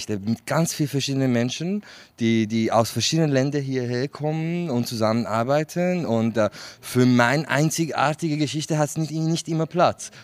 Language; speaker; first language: German; non-native, fluent; Kurdish